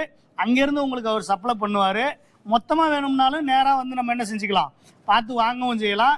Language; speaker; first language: Tamil; native; Tamil